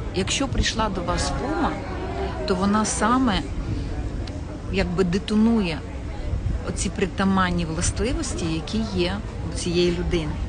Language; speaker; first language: Ukrainian; native; Ukrainian